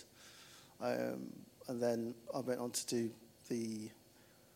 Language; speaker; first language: English; native; English